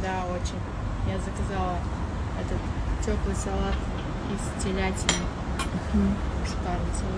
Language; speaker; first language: Russian; native; Russian